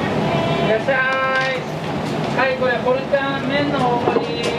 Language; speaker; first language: Japanese; native; Japanese